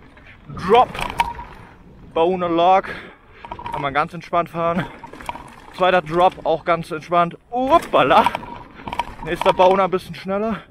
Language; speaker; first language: German; native; German